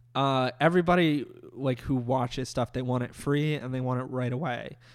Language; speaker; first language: English; native; English